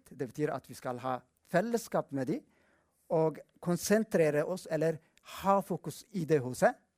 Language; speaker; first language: Norwegian; non-native, fluent; Amharic